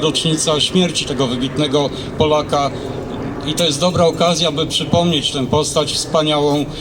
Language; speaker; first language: Polish; native; Polish